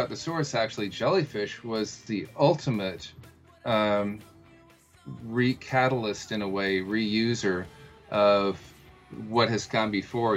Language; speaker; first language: English; native; English